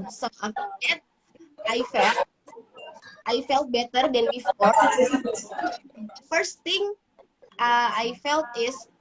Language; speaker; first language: English; non-native, learner; Indonesian